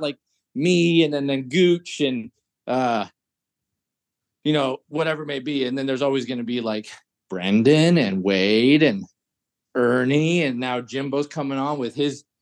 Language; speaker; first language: English; native; English